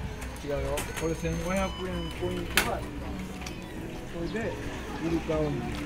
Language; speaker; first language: Japanese; native; Japanese